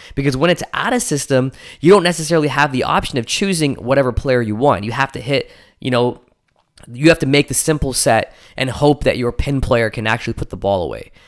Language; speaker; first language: English; native; English